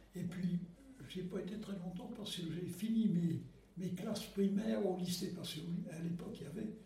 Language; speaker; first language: French; native; French